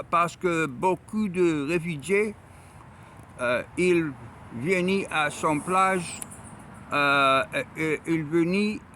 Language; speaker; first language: French; non-native, learner; Arabic